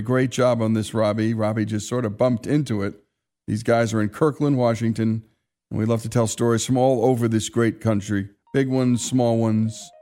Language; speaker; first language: English; native; English